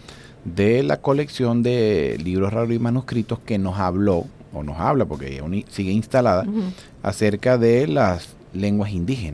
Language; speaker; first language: Spanish; native; Spanish